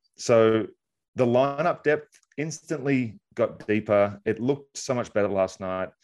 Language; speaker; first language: English; native; English